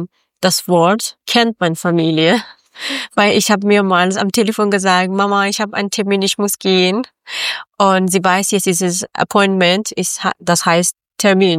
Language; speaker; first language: German; non-native, local second language; Persian